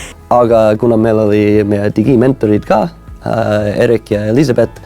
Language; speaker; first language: Estonian; non-native, fluent; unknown